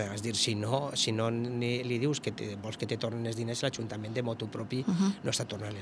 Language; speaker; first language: Catalan; native; Catalan